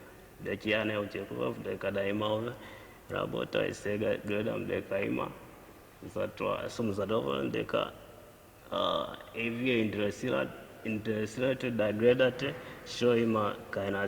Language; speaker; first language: Macedonian; non-native, learner; Swahili